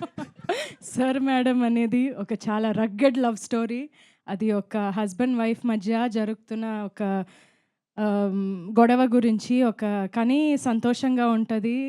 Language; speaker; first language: Telugu; non-native, fluent; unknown